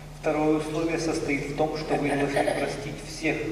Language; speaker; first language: Russian; native; Russian